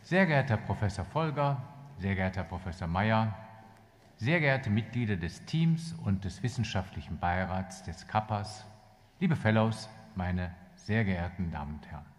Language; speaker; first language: German; native; German